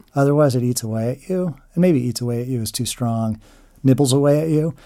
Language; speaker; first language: English; native; English